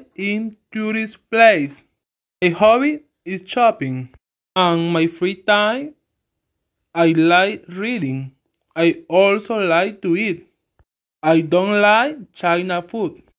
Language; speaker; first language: English; non-native, learner; Spanish